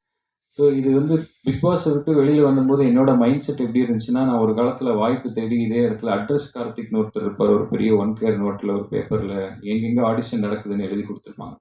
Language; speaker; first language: Tamil; native; Tamil